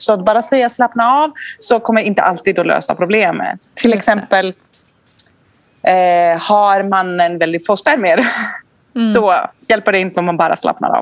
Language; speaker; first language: Swedish; non-native, fluent; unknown